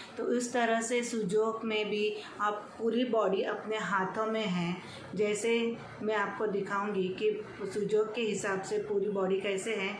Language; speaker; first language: Hindi; non-native, local second language; Gujarati